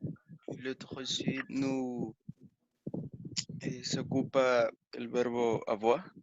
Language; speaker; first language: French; non-native, learner; Spanish